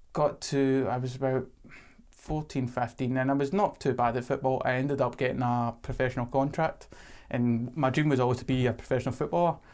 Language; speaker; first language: English; native; English